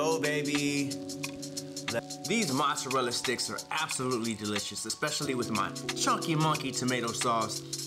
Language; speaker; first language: English; native; English